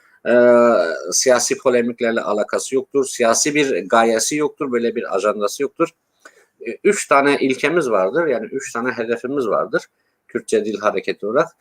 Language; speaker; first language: Turkish; non-native, local second language; Kurdish